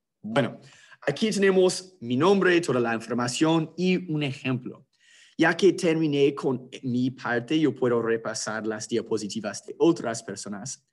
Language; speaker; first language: Spanish; non-native, fluent; English